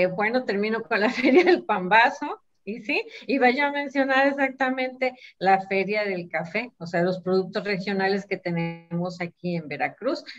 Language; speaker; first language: Spanish; native; Spanish